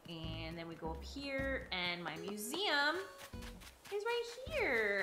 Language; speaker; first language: English; native; English